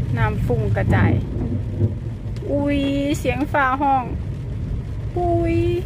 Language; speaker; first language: Thai; native; Thai